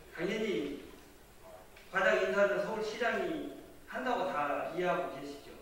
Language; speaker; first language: Korean; native; Korean